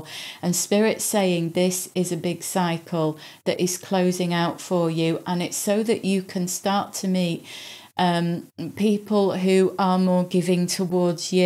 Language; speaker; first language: English; native; English